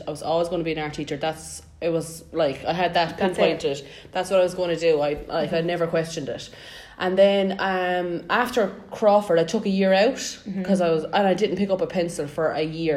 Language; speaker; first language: English; native; English